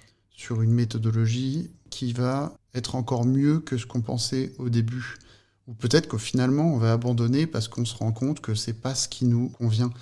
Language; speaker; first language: French; native; French